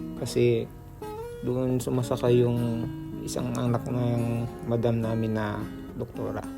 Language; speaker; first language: Filipino; native; Filipino